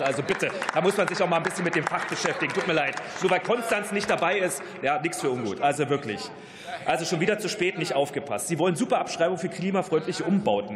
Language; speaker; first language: German; native; German